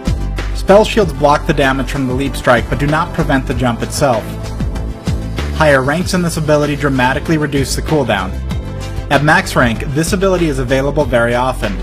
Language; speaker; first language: English; native; English